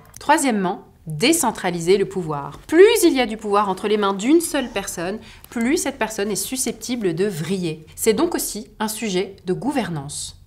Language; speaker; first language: French; native; French